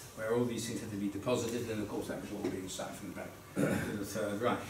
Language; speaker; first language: English; early bilingual, other home language; Dutch